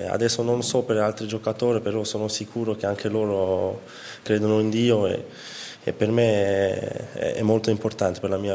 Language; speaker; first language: Italian; non-native, fluent; French